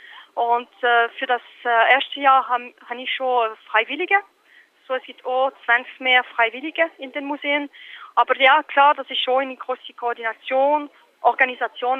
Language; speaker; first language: German; non-native, local second language; French